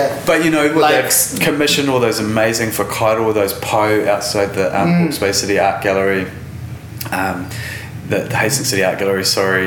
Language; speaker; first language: English; native; English